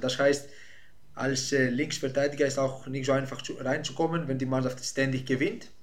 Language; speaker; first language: German; non-native, fluent; Greek